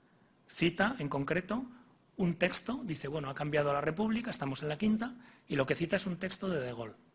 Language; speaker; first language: Spanish; native; Spanish